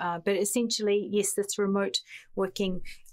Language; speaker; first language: English; native; English